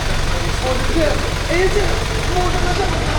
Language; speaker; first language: Filipino; native; Filipino